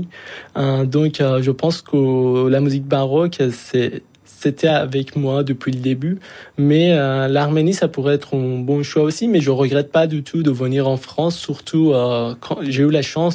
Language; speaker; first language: French; non-native, fluent; Persian